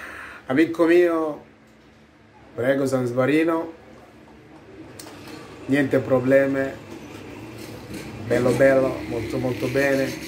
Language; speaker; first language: Italian; non-native, learner; Swahili